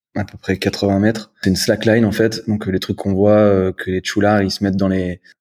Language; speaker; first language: French; native; French